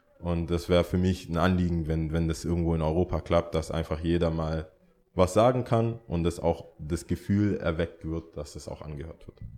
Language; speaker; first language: German; early bilingual, other home language; English